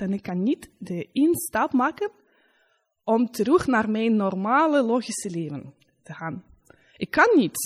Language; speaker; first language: Dutch; non-native, learner; Russian